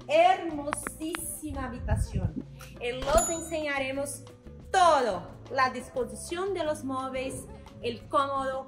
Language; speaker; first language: Spanish; non-native, learner; Portuguese